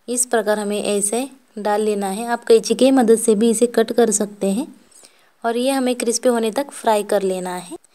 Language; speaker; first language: Hindi; non-native, local second language; Marathi